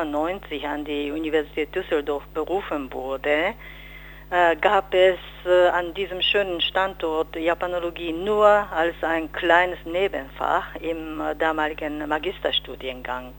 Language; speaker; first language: German; non-native, fluent; Japanese